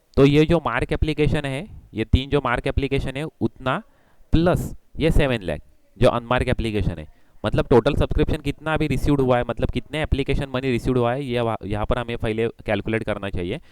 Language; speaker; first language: Hindi; non-native, local second language; Marathi